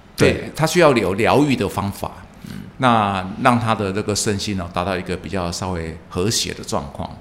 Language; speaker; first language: Chinese; non-native, local second language; Min Nan Chinese